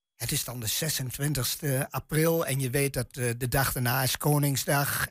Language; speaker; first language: Dutch; native; Dutch